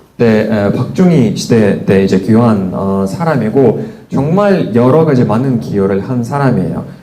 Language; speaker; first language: Korean; non-native, fluent; Russian